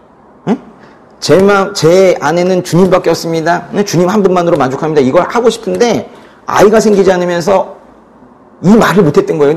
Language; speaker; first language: Korean; native; Korean